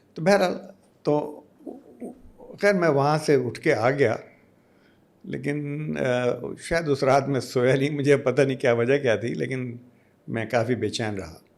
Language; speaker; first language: Urdu; native; Urdu